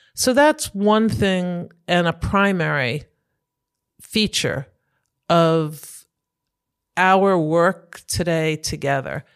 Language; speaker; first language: English; native; English